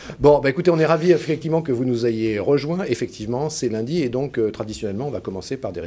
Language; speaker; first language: French; native; French